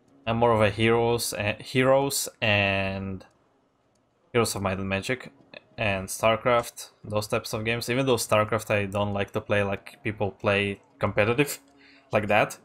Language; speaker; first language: English; non-native, fluent; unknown